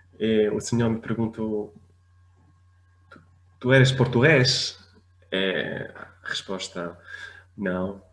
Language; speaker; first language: Portuguese; non-native, fluent; Arabic